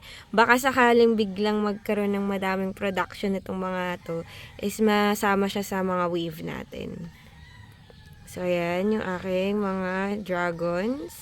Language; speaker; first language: Filipino; native; Filipino